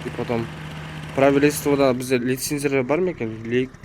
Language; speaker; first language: Russian; non-native, local second language; Kazakh